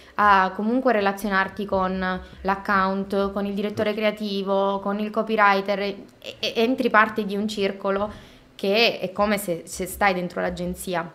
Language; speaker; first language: Italian; native; Italian